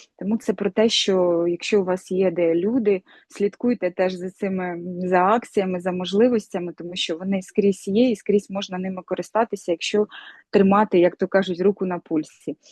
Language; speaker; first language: Ukrainian; non-native, local second language; Russian